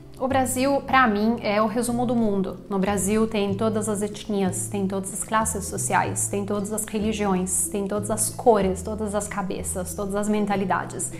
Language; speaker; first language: Portuguese; non-native, fluent; Italian